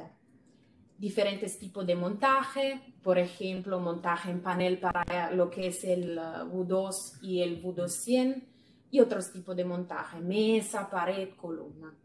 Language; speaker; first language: Spanish; non-native, fluent; Italian